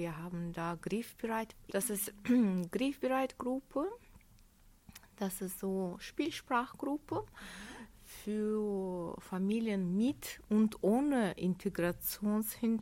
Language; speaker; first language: German; non-native, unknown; Azerbaijani